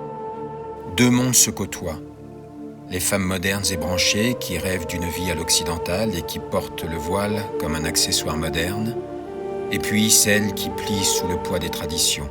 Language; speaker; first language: French; native; French